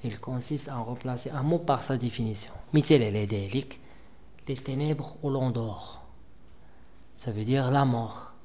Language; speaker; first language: French; non-native, local second language; Arabic